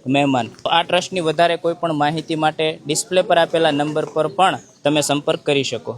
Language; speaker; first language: Gujarati; native; Gujarati